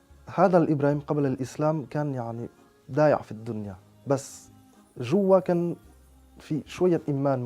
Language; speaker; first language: Arabic; non-native, fluent; French